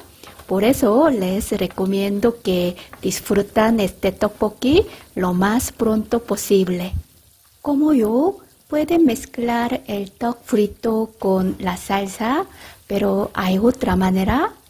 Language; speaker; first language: Spanish; non-native, fluent; Korean